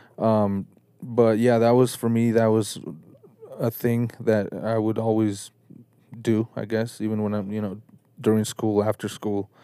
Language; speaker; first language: English; early bilingual, other home language; Spanish